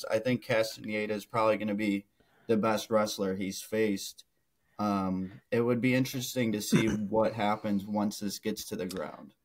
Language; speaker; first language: English; native; English